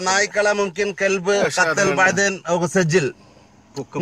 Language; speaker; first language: Arabic; non-native, learner; Malayalam